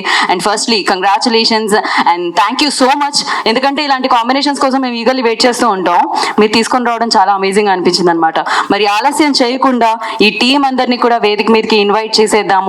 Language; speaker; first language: Telugu; native; Telugu